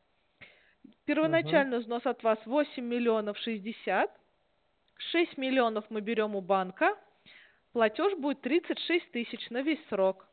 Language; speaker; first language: Russian; native; Russian